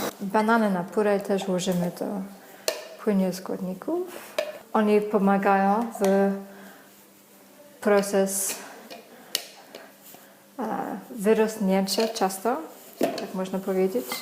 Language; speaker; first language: Polish; non-native, learner; English